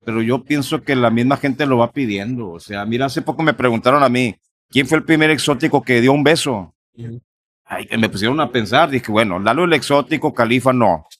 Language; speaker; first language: Spanish; native; Spanish